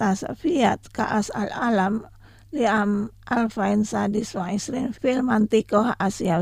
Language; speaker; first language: Arabic; non-native, learner; Indonesian